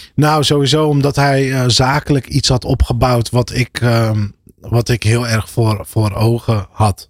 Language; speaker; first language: Dutch; early bilingual, other home language; Arabic